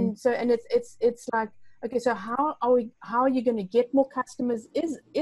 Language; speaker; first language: English; non-native, local second language; Afrikaans